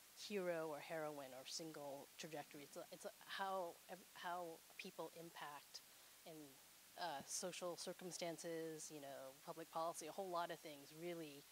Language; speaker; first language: English; native; English